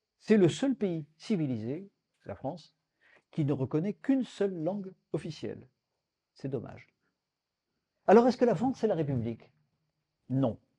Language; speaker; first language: French; native; French